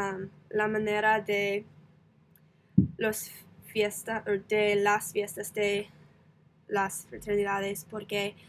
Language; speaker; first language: Spanish; non-native, learner; English